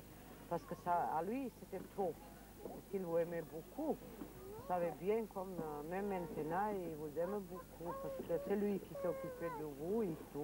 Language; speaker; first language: French; non-native, learner; Serbian